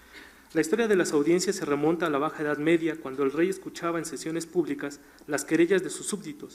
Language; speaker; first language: Spanish; native; Spanish